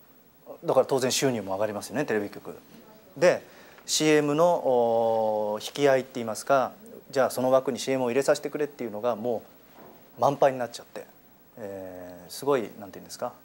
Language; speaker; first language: Japanese; native; Japanese